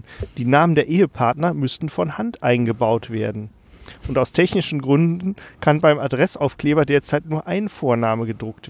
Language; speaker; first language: German; native; German